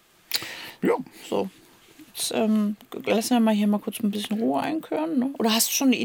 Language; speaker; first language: German; native; German